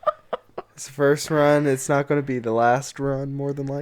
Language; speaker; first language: English; native; English